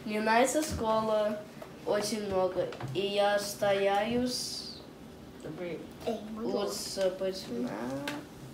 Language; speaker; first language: Russian; early bilingual, heritage; Russian